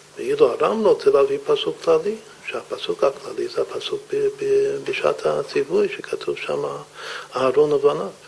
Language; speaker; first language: Hebrew; non-native, fluent; English